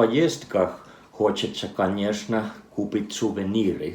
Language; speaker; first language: Russian; non-native, fluent; Finnish